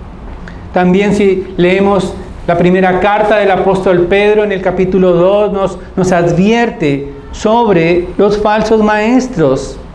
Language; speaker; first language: Spanish; native; Spanish